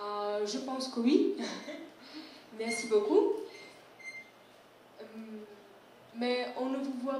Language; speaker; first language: French; non-native, fluent; Czech